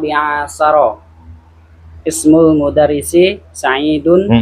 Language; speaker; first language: Arabic; non-native, learner; Indonesian